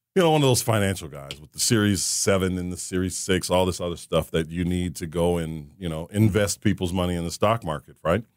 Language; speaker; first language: English; native; English